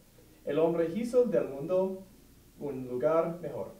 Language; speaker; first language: Spanish; non-native, learner; English